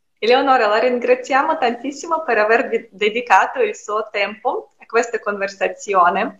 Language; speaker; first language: Italian; non-native, fluent; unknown